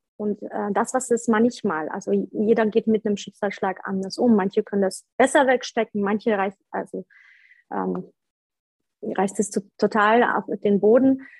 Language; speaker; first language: German; early bilingual, other home language; Polish